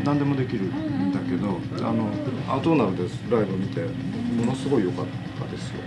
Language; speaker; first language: Japanese; native; Japanese